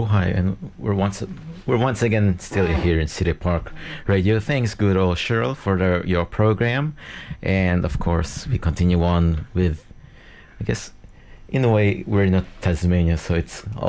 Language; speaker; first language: English; non-native, local second language; Filipino